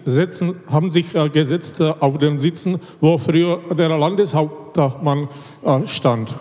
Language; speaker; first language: German; non-native, fluent; Czech